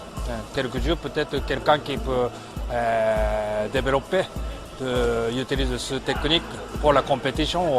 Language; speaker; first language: French; non-native, learner; Japanese